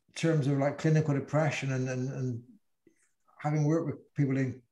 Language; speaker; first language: English; native; English